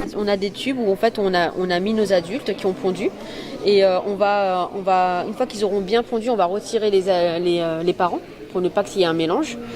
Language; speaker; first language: French; native; French